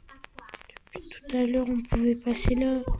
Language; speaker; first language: French; native; French